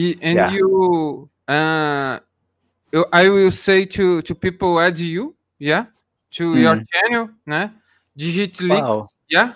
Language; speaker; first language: English; non-native, learner; Portuguese